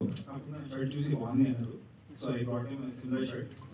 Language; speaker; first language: Telugu; non-native, fluent; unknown